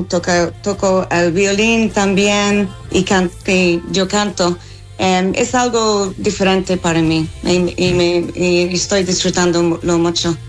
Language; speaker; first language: Spanish; non-native, fluent; English